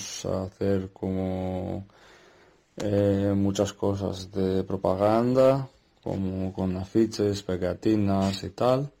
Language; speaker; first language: Spanish; non-native, fluent; Greek